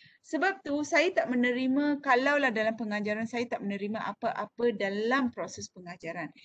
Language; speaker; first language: Malay; non-native, local second language; Tamil